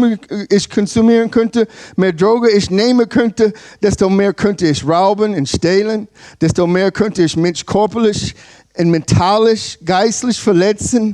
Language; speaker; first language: German; non-native, learner; English